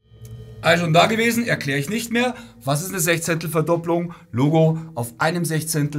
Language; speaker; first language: German; native; German